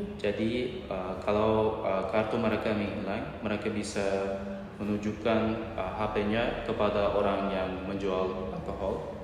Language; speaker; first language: Indonesian; non-native, learner; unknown